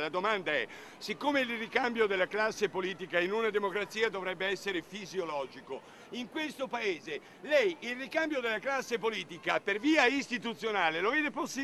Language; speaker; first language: Italian; native; Italian